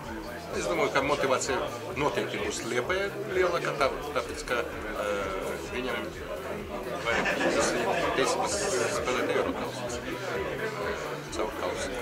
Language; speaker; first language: Latvian; non-native, local second language; Russian